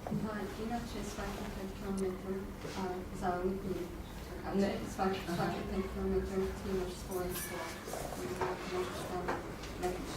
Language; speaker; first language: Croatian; non-native, learner; English